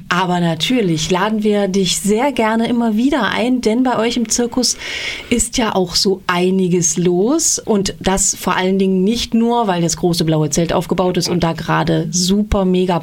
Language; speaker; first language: German; native; German